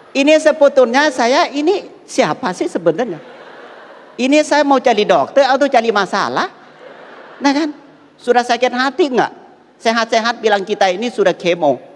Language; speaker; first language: Indonesian; non-native, fluent; Thai